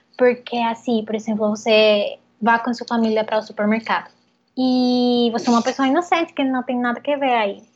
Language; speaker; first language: Portuguese; non-native, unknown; Spanish